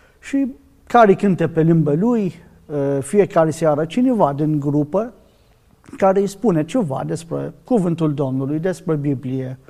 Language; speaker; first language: Romanian; non-native, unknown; Arabic